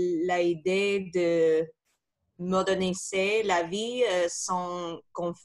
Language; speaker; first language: French; non-native, learner; Spanish